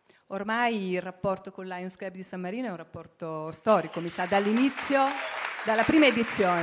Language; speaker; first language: Italian; native; Italian